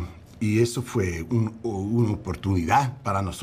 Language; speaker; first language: Spanish; non-native, learner; English